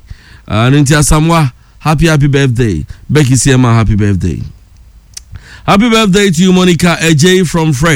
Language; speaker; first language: English; non-native, local second language; Akan